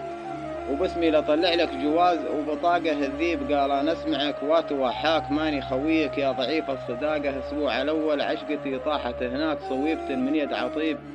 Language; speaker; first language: Arabic; native; Arabic